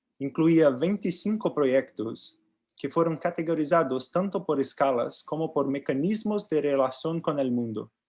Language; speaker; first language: Spanish; non-native, learner; Portuguese